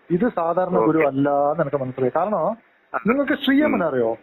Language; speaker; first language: Malayalam; non-native, local second language; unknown